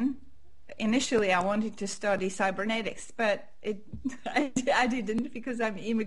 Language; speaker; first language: English; non-native, fluent; Armenian